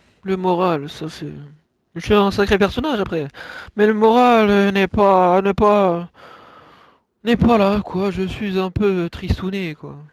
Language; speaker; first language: French; native; French